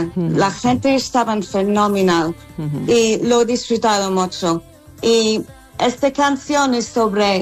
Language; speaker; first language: Spanish; non-native, fluent; English